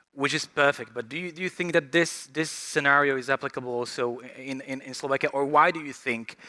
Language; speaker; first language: English; non-native, fluent; Slovak